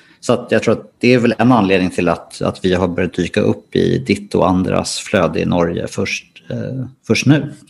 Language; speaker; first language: Swedish; native; Swedish